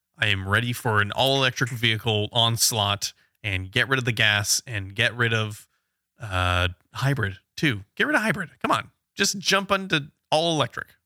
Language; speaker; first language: English; native; English